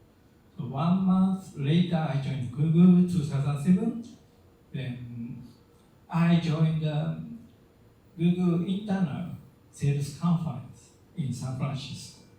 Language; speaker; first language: English; non-native, fluent; Japanese